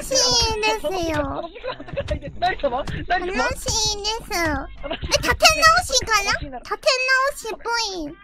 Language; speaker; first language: Japanese; non-native, fluent; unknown